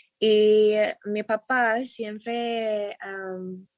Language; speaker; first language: Spanish; non-native, learner; English